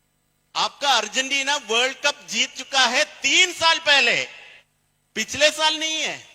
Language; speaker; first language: Hindi; non-native, fluent; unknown